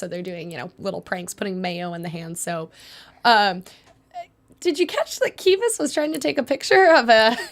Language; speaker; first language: English; native; English